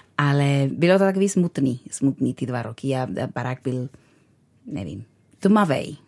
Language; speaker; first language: Czech; non-native, fluent; Spanish